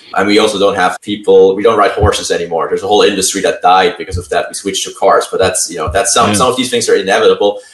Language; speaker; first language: English; non-native, fluent; Swiss German